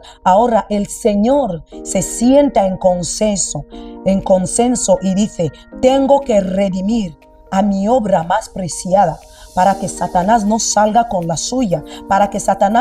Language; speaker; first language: Spanish; non-native, local second language; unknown